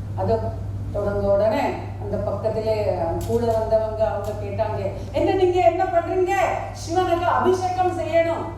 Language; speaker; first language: Tamil; non-native, fluent; Marathi